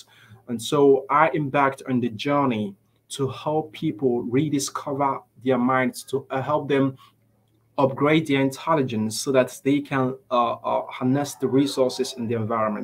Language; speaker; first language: English; non-native, local second language; Igbo